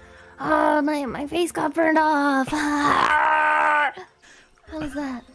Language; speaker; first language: English; native; English